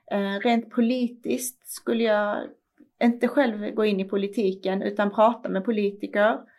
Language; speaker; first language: Swedish; early bilingual, other home language; Persian